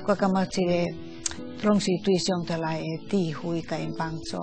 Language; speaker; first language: Chinese; non-native, fluent; Finnish